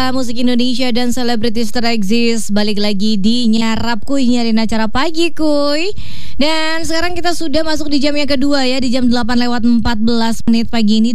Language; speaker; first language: Indonesian; native; Indonesian